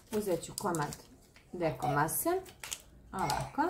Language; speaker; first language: Croatian; native; Croatian